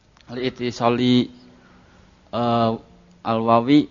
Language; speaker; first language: Arabic; non-native, learner; Indonesian